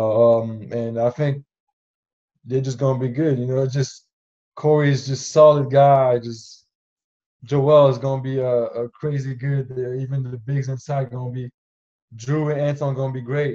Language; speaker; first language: English; non-native, fluent; French